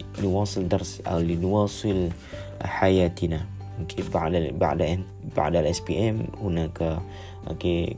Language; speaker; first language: Arabic; non-native, learner; Malay